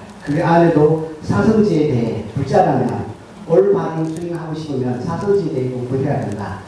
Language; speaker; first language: Korean; non-native, learner; Tibetan